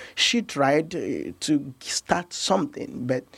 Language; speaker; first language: English; non-native, local second language; Igbo